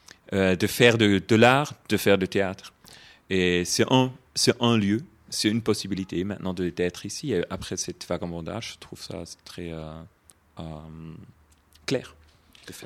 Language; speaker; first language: French; non-native, fluent; German